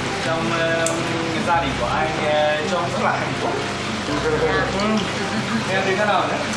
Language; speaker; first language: Vietnamese; non-native, fluent; Korean